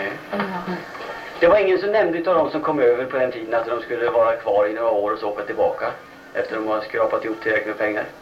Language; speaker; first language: Swedish; native; Swedish